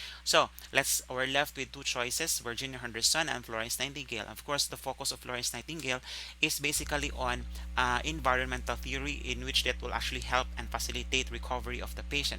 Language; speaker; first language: English; non-native, local second language; Filipino